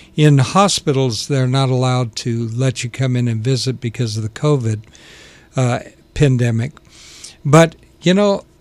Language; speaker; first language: English; native; English